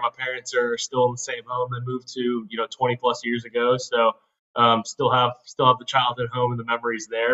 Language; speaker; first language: English; native; English